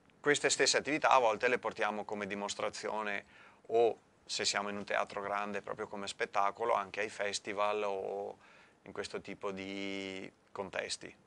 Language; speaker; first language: Italian; native; Italian